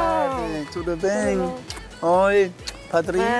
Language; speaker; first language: Portuguese; non-native, learner; German